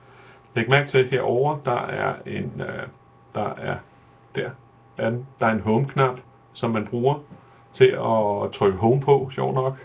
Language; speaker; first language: Danish; native; Danish